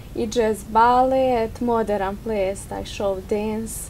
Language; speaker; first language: Serbian; native; Serbian